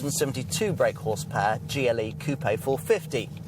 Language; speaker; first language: English; native; English